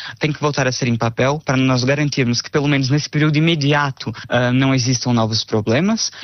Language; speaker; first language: Portuguese; native; Portuguese